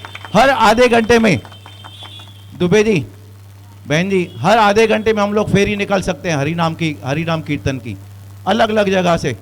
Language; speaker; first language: Hindi; non-native, local second language; Sindhi